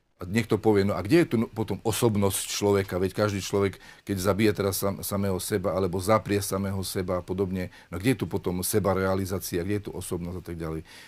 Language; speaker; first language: Slovak; native; Slovak